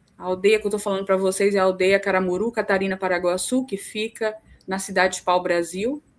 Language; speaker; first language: Portuguese; native; Portuguese